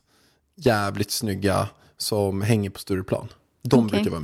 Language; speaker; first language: Swedish; native; Swedish